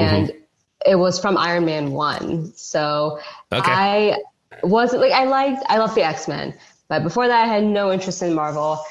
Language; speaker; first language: English; native; English